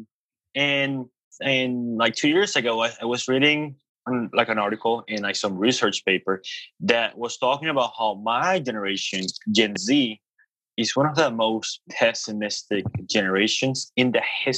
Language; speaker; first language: English; non-native, fluent; Spanish